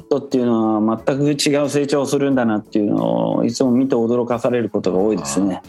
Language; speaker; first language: Japanese; native; Japanese